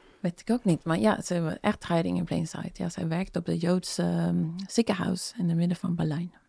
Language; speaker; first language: Dutch; non-native, fluent; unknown